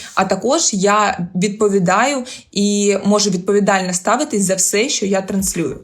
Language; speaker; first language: Ukrainian; non-native, local second language; Russian